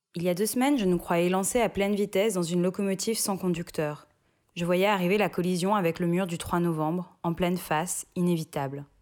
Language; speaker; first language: French; native; French